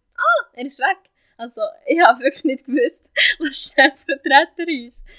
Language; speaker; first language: German; non-native, fluent; Arabic